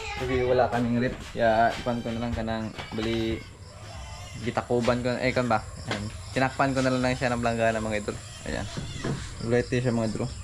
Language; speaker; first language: Filipino; native; Filipino